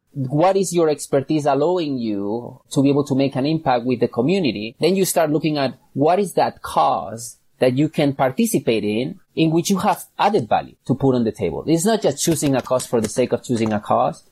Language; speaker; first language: English; non-native, fluent; Catalan